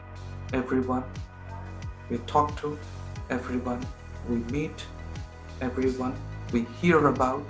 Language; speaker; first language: English; non-native, local second language; Hindi